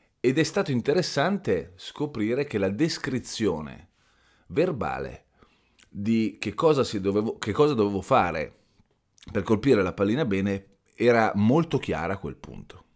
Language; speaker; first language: Italian; native; Italian